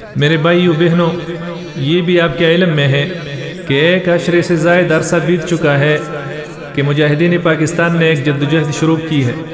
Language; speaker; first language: Urdu; non-native, local second language; Pashto